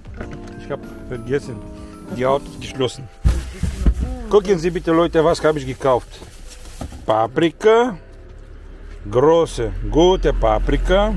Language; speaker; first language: German; non-native, learner; Bulgarian